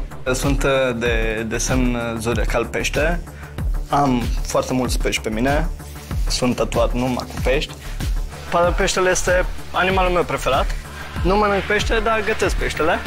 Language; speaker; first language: Romanian; early bilingual, heritage; Romanian